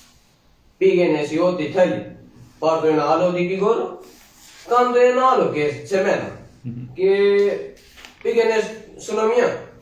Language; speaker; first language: Greek; non-native, learner; Punjabi